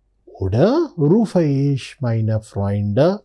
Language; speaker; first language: German; non-native, fluent; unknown